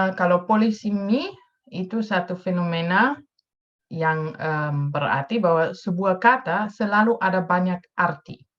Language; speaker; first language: Indonesian; non-native, fluent; Dutch